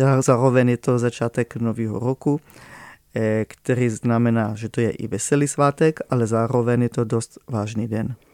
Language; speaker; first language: Czech; non-native, fluent; Hebrew